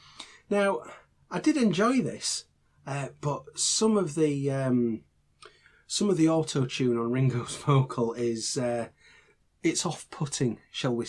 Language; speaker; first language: English; native; English